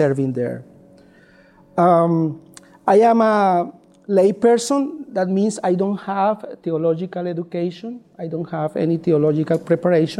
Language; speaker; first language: English; non-native, learner; Spanish